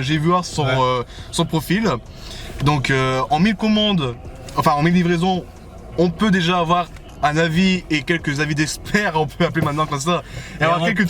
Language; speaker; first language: French; native; French